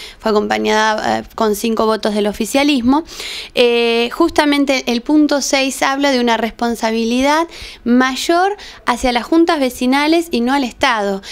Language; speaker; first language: Spanish; native; Spanish